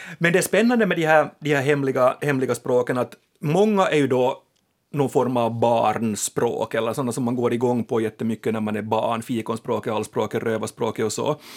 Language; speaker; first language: Swedish; native; Swedish